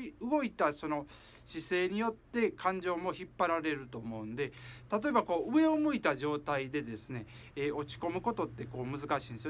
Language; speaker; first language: Japanese; native; Japanese